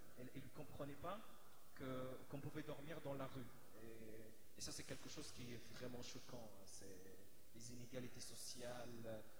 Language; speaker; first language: French; non-native, fluent; Arabic